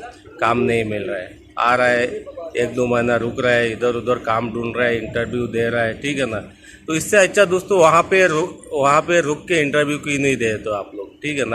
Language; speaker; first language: Hindi; non-native, local second language; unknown